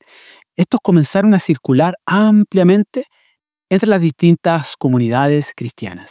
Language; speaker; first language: Spanish; native; Spanish